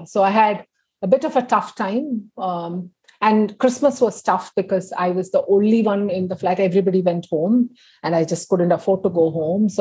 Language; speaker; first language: English; non-native, local second language; Tamil